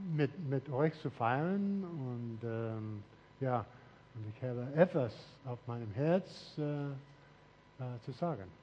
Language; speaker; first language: German; non-native, learner; English